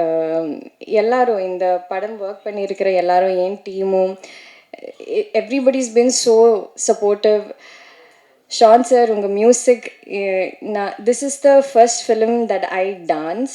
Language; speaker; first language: Tamil; non-native, learner; Malayalam